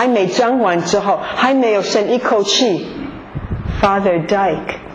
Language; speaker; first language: Chinese; non-native, fluent; English